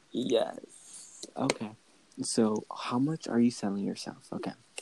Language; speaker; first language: English; early bilingual, other home language; Spanish